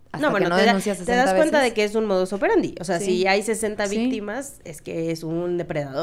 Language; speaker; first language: Spanish; native; Spanish